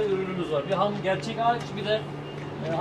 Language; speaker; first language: Turkish; native; Turkish